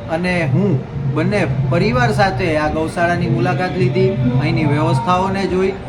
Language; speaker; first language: Gujarati; native; Gujarati